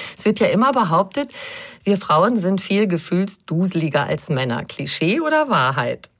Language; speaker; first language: German; native; German